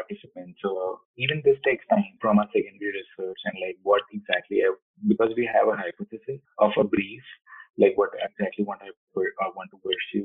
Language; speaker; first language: English; non-native, local second language; Hindi